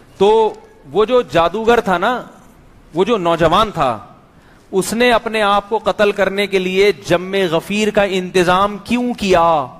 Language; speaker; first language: Urdu; native; Urdu